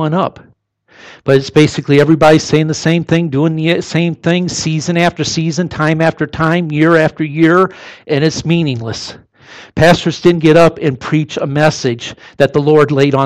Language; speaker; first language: English; native; English